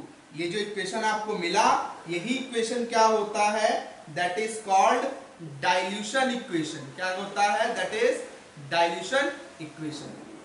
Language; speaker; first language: Hindi; native; Hindi